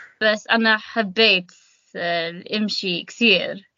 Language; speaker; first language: Arabic; non-native, learner; English